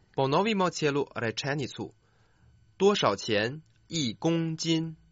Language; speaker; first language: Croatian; non-native, fluent; Chinese